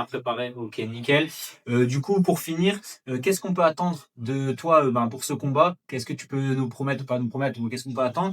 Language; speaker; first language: French; native; French